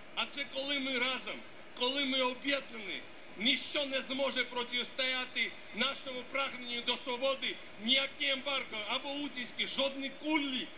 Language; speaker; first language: Ukrainian; non-native, fluent; Georgian